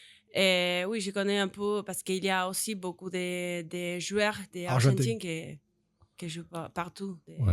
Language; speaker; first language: French; non-native, learner; Spanish